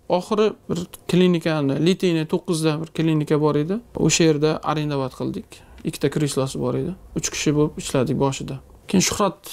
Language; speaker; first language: Uzbek; native; Uzbek